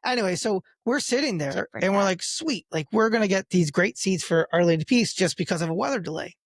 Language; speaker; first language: English; native; English